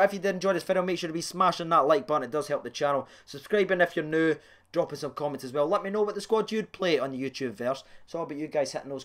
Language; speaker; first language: English; native; English